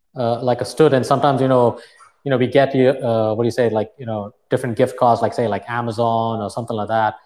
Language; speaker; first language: English; non-native, fluent; Arabic